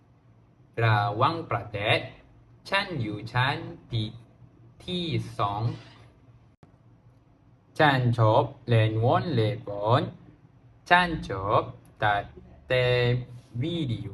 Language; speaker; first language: Thai; non-native, learner; Malay